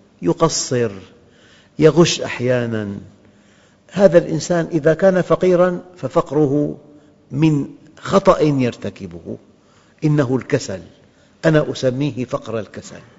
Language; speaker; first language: Arabic; native; Arabic